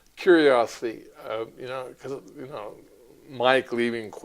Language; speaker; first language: English; native; English